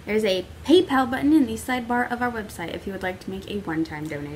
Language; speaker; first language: English; native; English